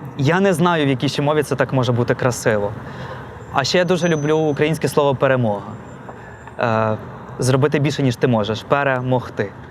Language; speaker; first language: Ukrainian; non-native, local second language; Russian